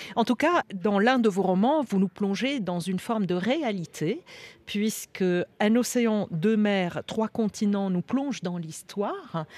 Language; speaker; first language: French; native; French